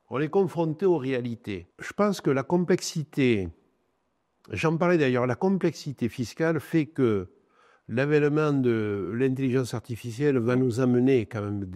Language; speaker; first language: French; native; French